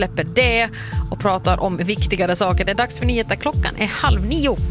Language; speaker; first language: Swedish; native; Swedish